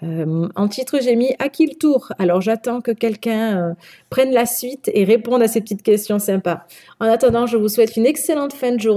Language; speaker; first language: French; native; French